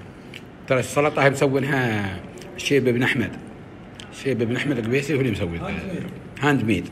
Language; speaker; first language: Arabic; native; Arabic